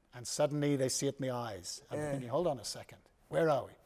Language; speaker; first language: English; native; English